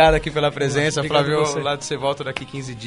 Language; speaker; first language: Portuguese; native; Portuguese